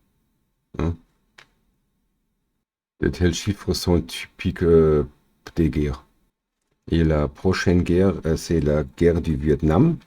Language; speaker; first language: French; non-native, learner; German